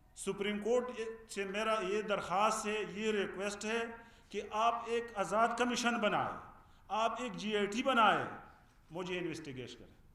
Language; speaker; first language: Urdu; non-native, fluent; Pashto